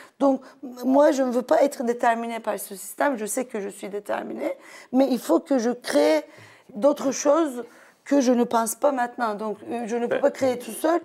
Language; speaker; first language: French; non-native, fluent; Turkish